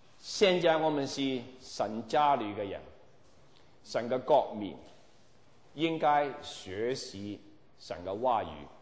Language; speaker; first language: Chinese; non-native, local second language; Cantonese